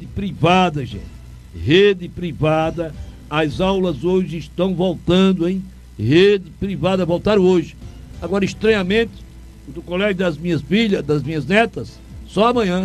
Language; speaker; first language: Portuguese; native; Portuguese